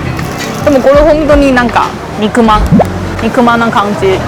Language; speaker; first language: Japanese; non-native, fluent; Chinese